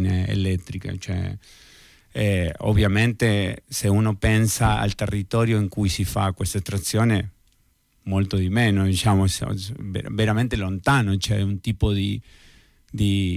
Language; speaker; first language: Italian; non-native, fluent; Spanish